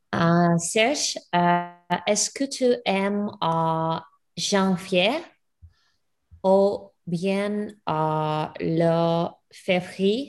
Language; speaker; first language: French; non-native, learner; English